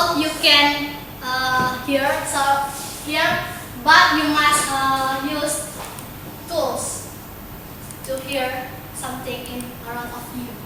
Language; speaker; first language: English; non-native, learner; Indonesian